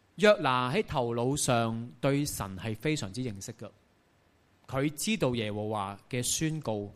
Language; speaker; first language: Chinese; non-native, local second language; Cantonese